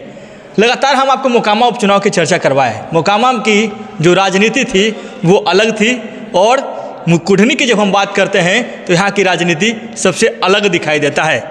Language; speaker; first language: Hindi; native; Hindi